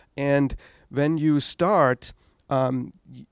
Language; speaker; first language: English; non-native, fluent; German